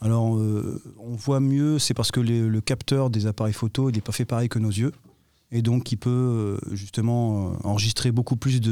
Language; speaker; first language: French; native; French